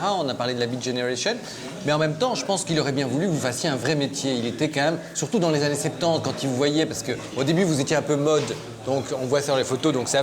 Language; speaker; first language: French; native; French